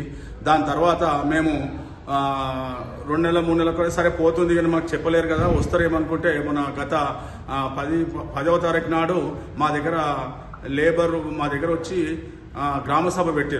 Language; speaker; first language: Telugu; native; Telugu